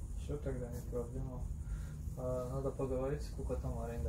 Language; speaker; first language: Russian; non-native, fluent; Tajik